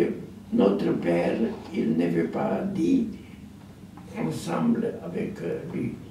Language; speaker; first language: French; non-native, learner; Romanian